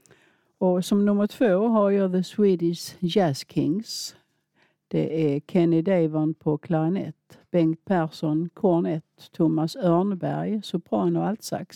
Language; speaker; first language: Swedish; native; Swedish